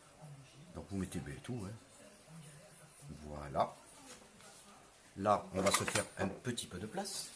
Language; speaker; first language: French; native; French